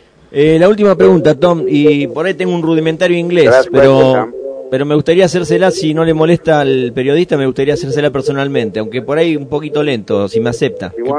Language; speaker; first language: Spanish; native; Spanish